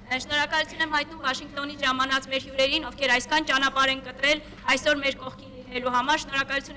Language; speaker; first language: Armenian; native; Armenian